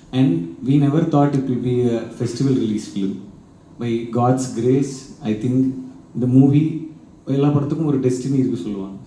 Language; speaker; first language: English; non-native, local second language; Tamil